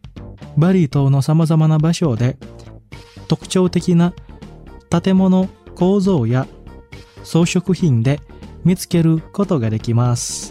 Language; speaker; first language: Japanese; non-native, fluent; Indonesian